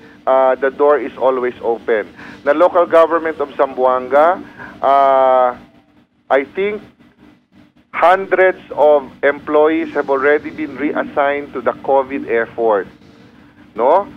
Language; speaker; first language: English; non-native, local second language; Chavacano